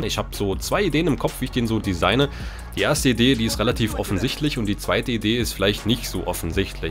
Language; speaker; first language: German; native; German